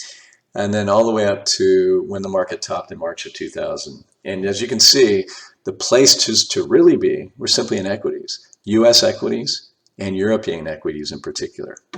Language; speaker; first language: English; native; English